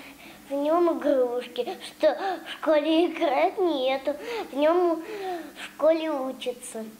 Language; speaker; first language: Russian; early bilingual, heritage; Russian